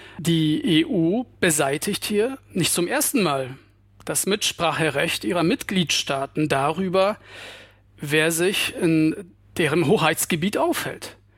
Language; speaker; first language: German; non-native, fluent; Polish